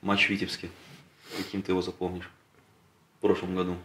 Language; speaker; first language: Russian; native; Russian